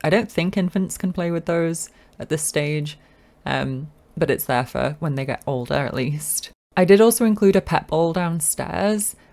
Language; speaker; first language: English; native; English